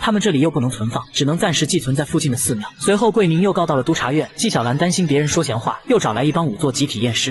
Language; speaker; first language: Chinese; native; Chinese